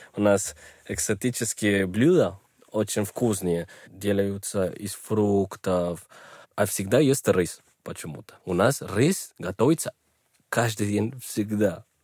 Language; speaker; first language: Russian; non-native, learner; Spanish